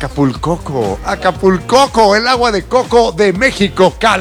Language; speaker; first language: Spanish; native; Spanish